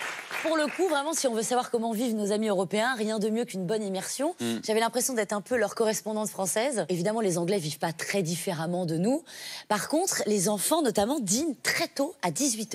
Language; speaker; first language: French; native; French